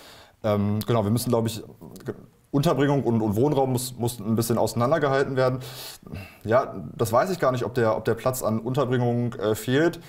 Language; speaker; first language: German; native; German